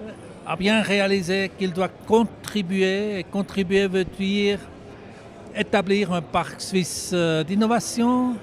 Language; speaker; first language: French; non-native, local second language; German